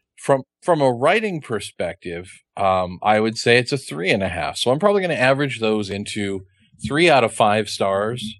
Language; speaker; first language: English; native; English